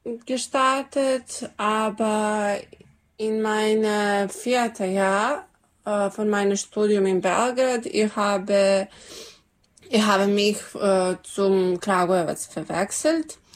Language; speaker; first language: German; non-native, learner; Serbian